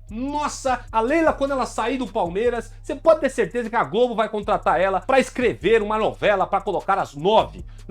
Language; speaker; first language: Portuguese; native; Portuguese